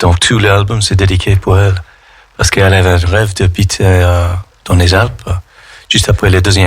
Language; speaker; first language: French; non-native, fluent; English